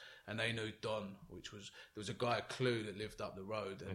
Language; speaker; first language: English; native; English